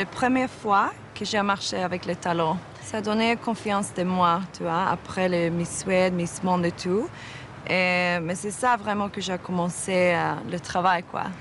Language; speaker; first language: French; non-native, fluent; Swedish